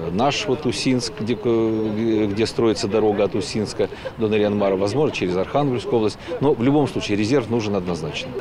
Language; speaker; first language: Russian; native; Russian